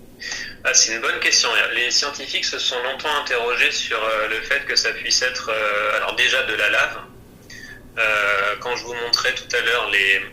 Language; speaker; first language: French; native; French